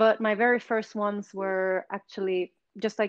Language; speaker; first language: English; non-native, fluent; Swedish